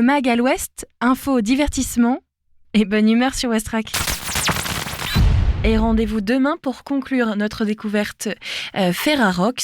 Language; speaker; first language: French; native; French